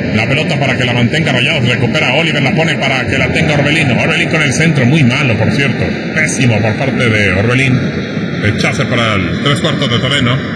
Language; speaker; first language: Spanish; native; Spanish